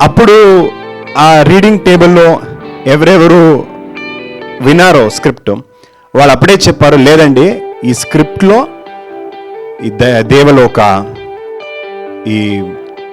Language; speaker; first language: Telugu; non-native, learner; Kannada